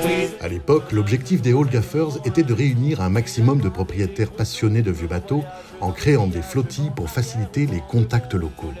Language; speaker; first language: French; native; French